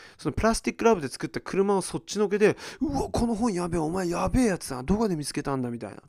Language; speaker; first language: Japanese; early bilingual, heritage; Japanese